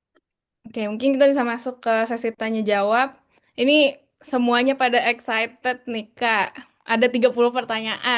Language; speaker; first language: Indonesian; native; Indonesian